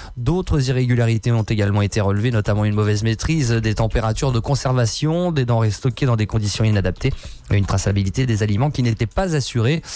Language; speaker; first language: French; native; French